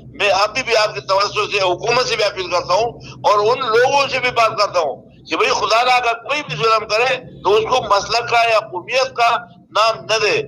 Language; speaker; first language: Urdu; non-native, local second language; Pashto